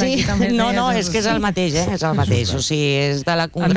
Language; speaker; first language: Catalan; non-native, local second language; Spanish